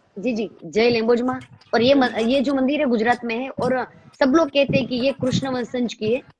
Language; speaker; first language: Hindi; non-native, local second language; Gujarati